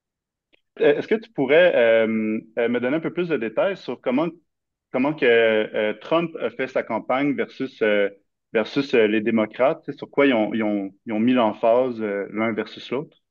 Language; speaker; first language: French; native; French